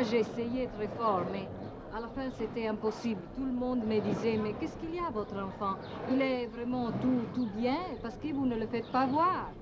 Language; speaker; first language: French; non-native, learner; Italian